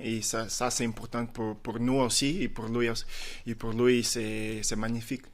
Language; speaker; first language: French; non-native, fluent; Portuguese